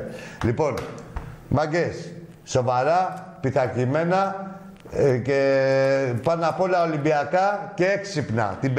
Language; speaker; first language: Greek; native; Greek